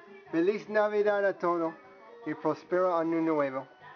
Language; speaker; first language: Spanish; non-native, learner; English